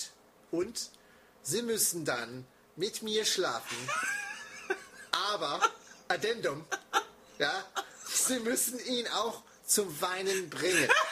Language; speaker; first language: German; non-native, fluent; English